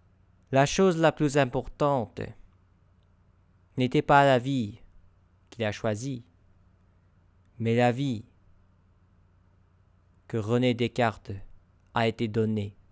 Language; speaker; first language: French; non-native, learner; English